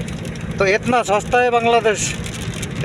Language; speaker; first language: Hindi; non-native, learner; Bangla